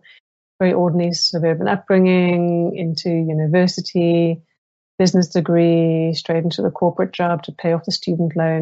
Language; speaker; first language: English; native; English